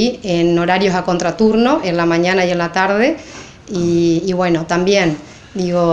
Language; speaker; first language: Spanish; native; Spanish